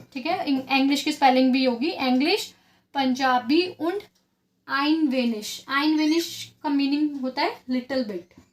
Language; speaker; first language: Hindi; native; Hindi